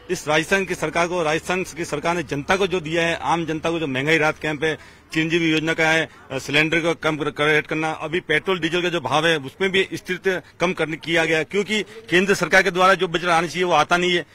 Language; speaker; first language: Hindi; native; Hindi